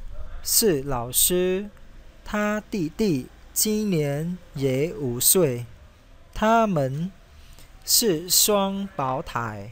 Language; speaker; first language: Chinese; non-native, learner; Khmer